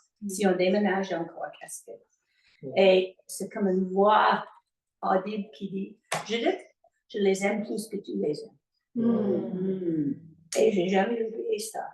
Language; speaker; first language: French; native; French